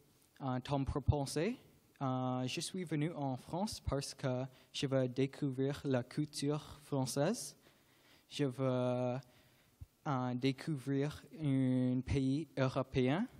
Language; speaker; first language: French; non-native, learner; English